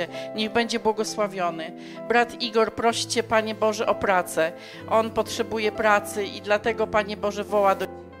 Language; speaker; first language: Polish; native; Polish